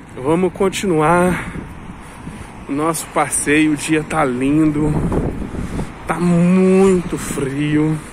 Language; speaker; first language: Portuguese; native; Portuguese